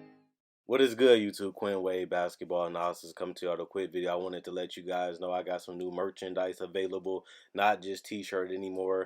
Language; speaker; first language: English; native; English